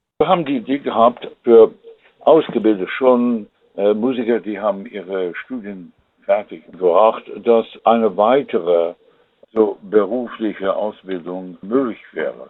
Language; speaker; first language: German; non-native, fluent; English